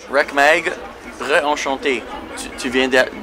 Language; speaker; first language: French; non-native, local second language; English